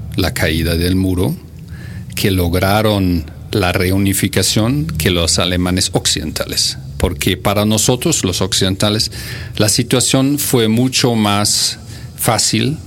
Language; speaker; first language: Spanish; non-native, fluent; German